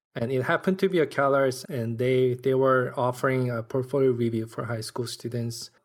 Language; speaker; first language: English; non-native, fluent; Korean